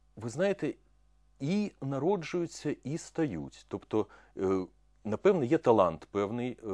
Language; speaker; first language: Ukrainian; non-native, local second language; Russian